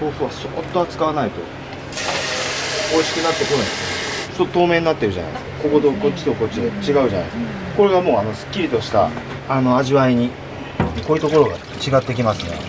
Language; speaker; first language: Japanese; native; Japanese